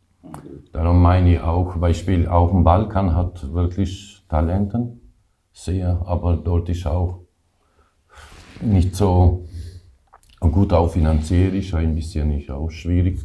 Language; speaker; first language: German; non-native, learner; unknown